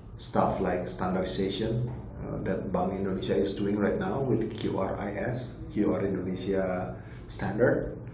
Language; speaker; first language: English; non-native, fluent; Indonesian